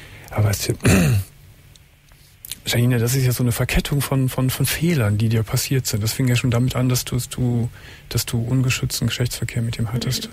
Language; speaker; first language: German; native; German